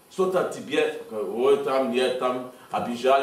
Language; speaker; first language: Russian; non-native, fluent; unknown